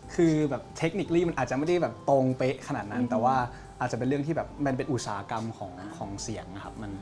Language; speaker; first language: Thai; native; Thai